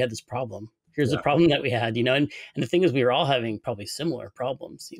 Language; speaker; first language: English; native; English